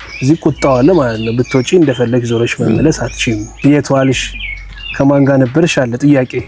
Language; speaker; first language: Amharic; native; Amharic